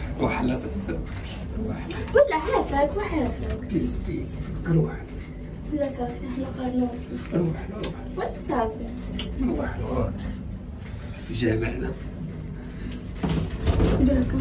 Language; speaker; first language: Arabic; native; Arabic